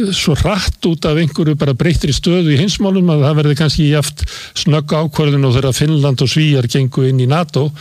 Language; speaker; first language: Icelandic; native; Icelandic